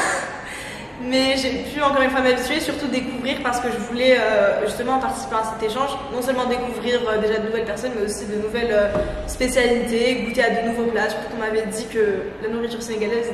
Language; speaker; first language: French; non-native, local second language; Arabic